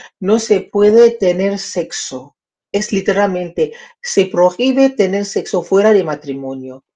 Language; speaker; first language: Spanish; native; Spanish